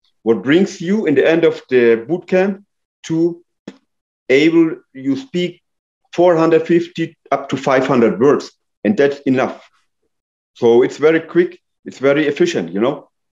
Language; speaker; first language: English; non-native, fluent; German